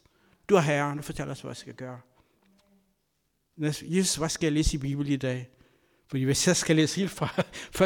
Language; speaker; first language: Danish; non-native, fluent; Kabuverdianu